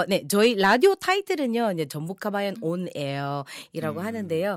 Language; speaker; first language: Korean; non-native, fluent; Filipino